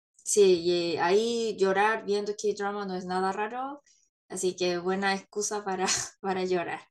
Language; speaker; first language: Spanish; non-native, fluent; Korean